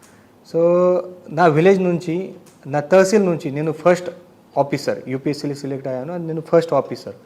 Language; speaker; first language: Telugu; non-native, learner; Marathi